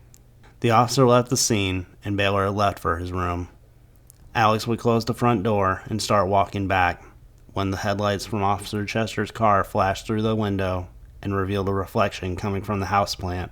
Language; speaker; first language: English; native; English